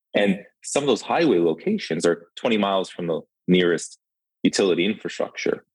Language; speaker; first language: English; early bilingual, other home language; Ukrainian